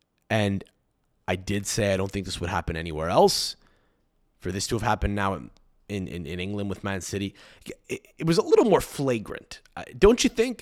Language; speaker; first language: English; early bilingual, other home language; Italian